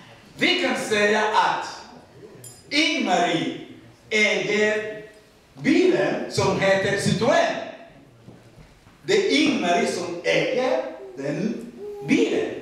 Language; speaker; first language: Swedish; non-native, fluent; Rundi